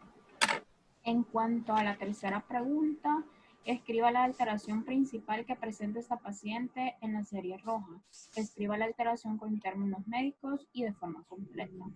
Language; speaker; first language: Spanish; native; Spanish